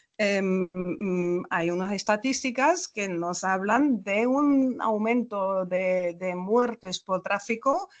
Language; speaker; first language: Spanish; non-native, fluent; German